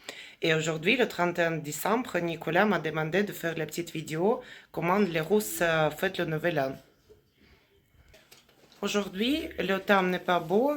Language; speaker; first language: French; non-native, fluent; Russian